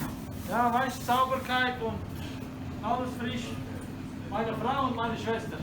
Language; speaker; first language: German; non-native, learner; Turkish